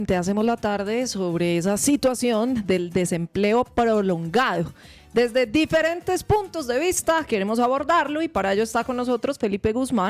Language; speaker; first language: Spanish; native; Spanish